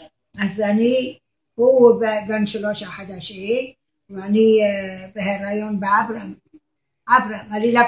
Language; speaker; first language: Hebrew; non-native, learner; Arabic